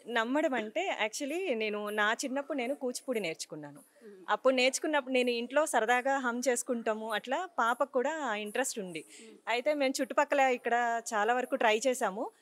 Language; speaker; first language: Telugu; native; Telugu